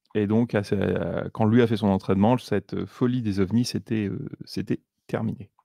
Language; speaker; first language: French; native; French